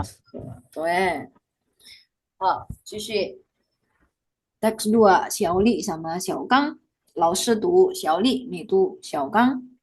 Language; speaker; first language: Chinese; non-native, fluent; Indonesian